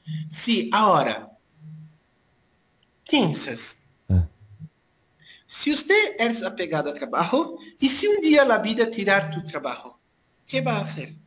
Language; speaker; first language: Portuguese; non-native, fluent; Spanish